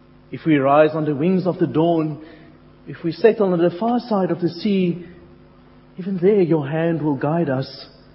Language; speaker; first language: English; non-native, local second language; Afrikaans